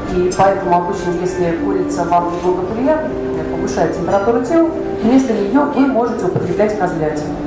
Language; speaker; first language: Russian; native; Russian